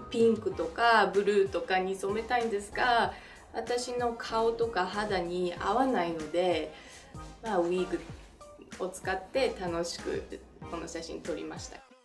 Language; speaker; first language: Japanese; early bilingual, other home language; French